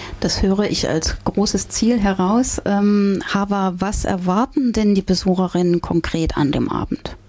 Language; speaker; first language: German; native; German